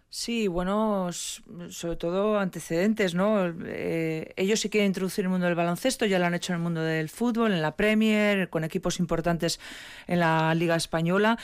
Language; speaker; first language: Spanish; native; Spanish